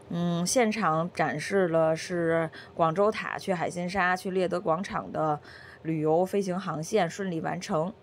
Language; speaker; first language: Chinese; native; Chinese